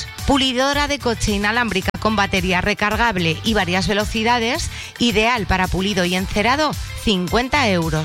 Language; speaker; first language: Spanish; native; Spanish